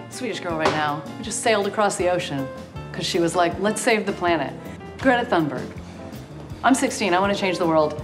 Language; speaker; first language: English; native; English